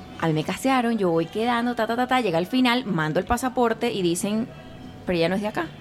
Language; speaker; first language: Spanish; native; Spanish